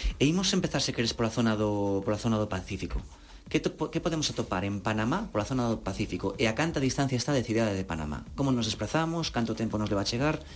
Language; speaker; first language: Galician; native; Galician